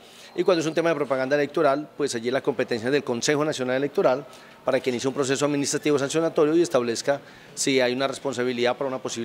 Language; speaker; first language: Spanish; native; Spanish